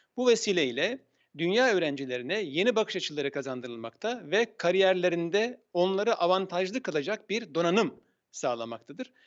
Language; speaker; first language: Turkish; native; Turkish